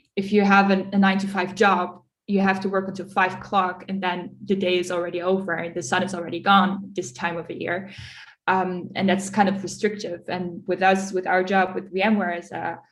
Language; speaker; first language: English; early bilingual, other home language; Dutch